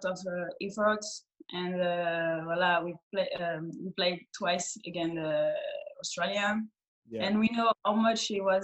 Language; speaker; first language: English; non-native, fluent; French